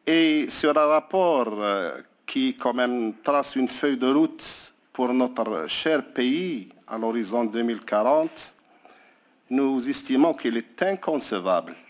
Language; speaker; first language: French; non-native, local second language; Arabic